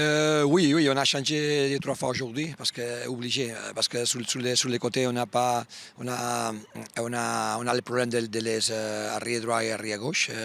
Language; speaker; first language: French; non-native, fluent; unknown